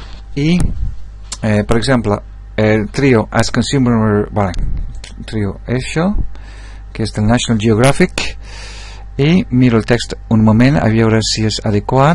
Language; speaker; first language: Catalan; non-native, local second language; Spanish